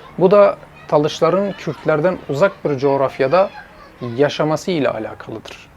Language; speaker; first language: Turkish; non-native, local second language; Zaza